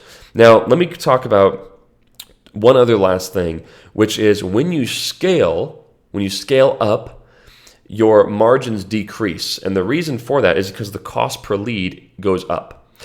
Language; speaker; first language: English; native; English